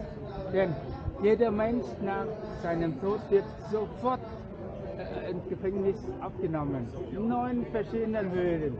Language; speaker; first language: German; non-native, fluent; Vietnamese